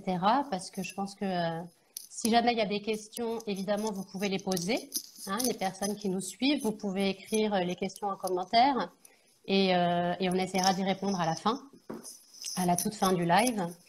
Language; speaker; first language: French; native; French